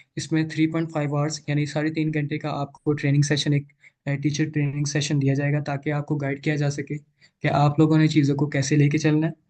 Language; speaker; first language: Urdu; non-native, local second language; Punjabi